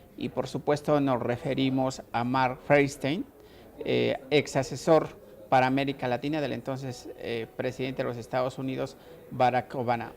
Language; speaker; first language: Spanish; native; Spanish